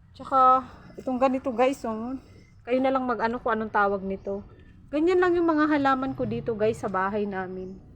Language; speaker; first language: Filipino; non-native, local second language; Waray